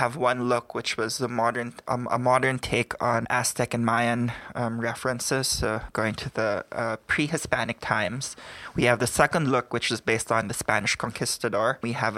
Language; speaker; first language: English; non-native, local second language; Filipino